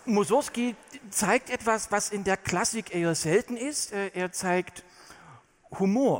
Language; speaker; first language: German; native; German